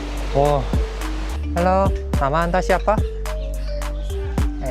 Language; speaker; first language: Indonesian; non-native, fluent; Korean